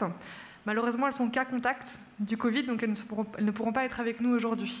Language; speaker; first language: French; native; French